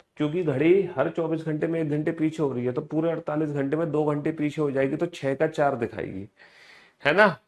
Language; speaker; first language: Hindi; native; Hindi